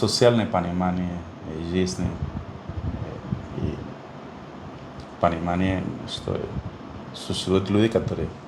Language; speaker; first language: Russian; non-native, fluent; Spanish